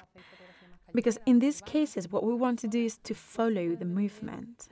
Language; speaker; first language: English; non-native, fluent; Spanish